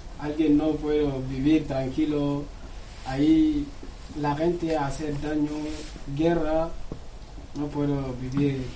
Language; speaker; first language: Spanish; non-native, learner; Bambara